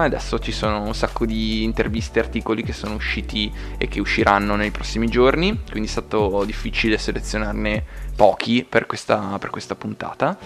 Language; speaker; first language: Italian; native; Italian